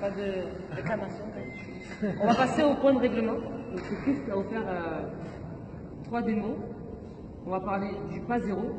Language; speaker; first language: French; native; French